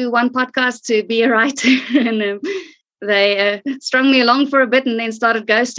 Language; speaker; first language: English; non-native, local second language; Afrikaans